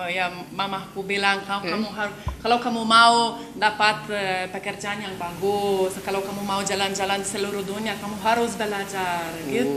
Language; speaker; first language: Indonesian; non-native, learner; Lithuanian